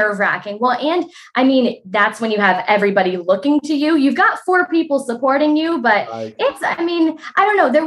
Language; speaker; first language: English; native; English